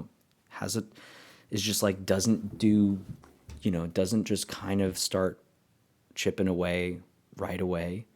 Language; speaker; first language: English; native; English